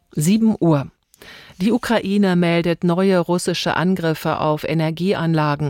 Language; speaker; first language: German; native; German